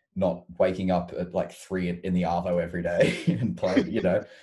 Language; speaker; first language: English; native; English